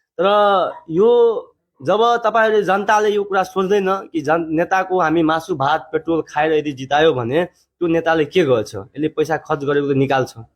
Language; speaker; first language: Nepali; non-native, local second language; Maithili